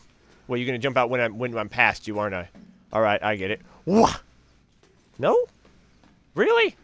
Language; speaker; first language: English; native; English